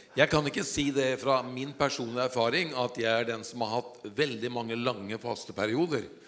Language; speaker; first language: Norwegian; native; Norwegian